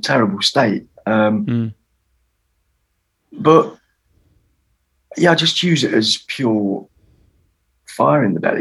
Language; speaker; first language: English; native; English